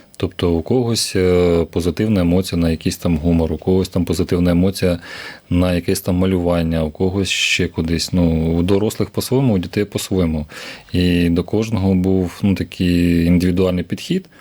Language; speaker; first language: Ukrainian; native; Ukrainian